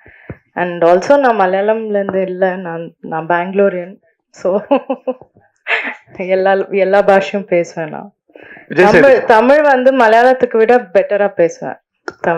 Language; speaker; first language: Tamil; non-native, local second language; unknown